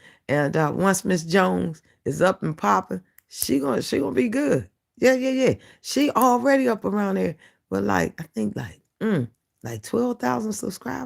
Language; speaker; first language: English; native; English